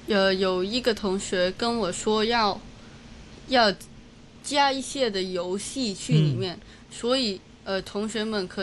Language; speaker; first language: Chinese; non-native, local second language; Cantonese